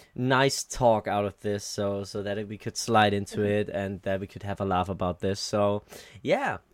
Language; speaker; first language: English; non-native, fluent; German